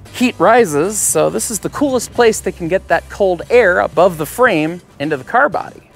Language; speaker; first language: English; native; English